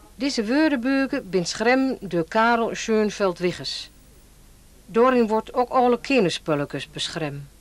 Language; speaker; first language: Dutch; native; Dutch